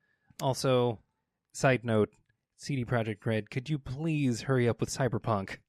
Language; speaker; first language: English; native; English